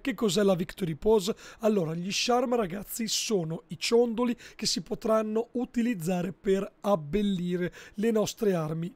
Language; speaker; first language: Italian; native; Italian